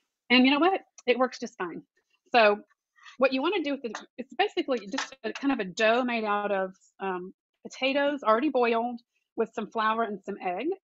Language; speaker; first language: English; native; English